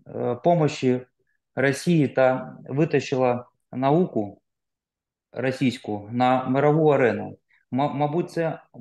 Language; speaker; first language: Ukrainian; non-native, local second language; Russian